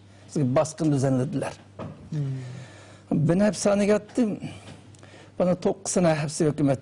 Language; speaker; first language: Turkish; non-native, learner; Uyghur